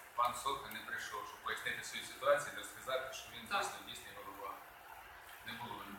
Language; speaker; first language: Ukrainian; native; Ukrainian